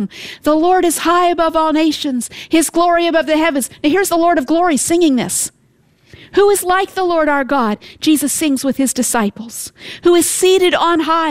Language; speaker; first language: English; native; English